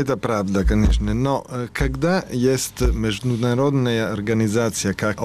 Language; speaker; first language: Russian; non-native, learner; Italian